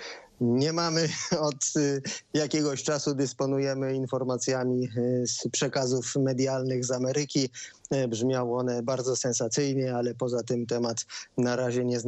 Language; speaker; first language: Polish; native; Polish